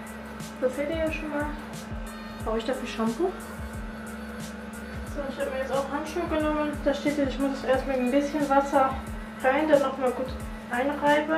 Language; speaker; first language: German; native; German